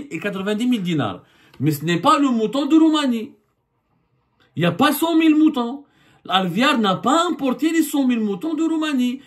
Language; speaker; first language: French; non-native, local second language; Arabic